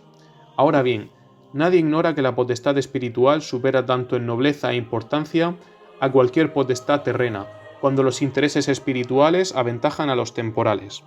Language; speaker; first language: Spanish; native; Spanish